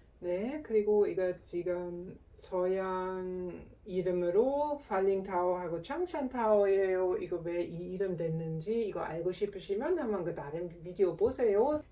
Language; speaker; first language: Korean; non-native, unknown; German